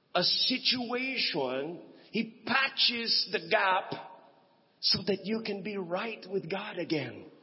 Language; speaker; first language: English; non-native, local second language; Filipino